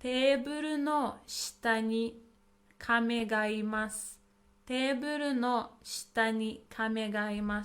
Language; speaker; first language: Japanese; non-native, fluent; English